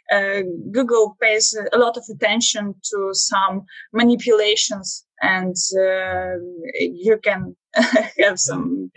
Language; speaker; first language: English; non-native, learner; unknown